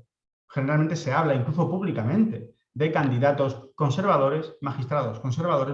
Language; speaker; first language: Spanish; native; Spanish